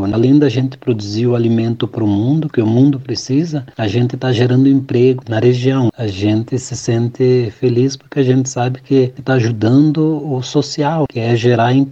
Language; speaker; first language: Portuguese; native; Portuguese